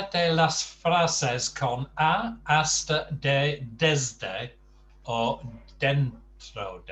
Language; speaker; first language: Spanish; non-native, fluent; English